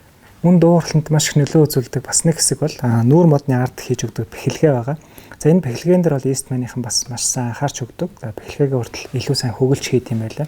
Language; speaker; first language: Mongolian; native; Mongolian